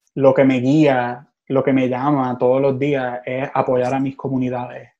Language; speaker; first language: Spanish; early bilingual, other home language; English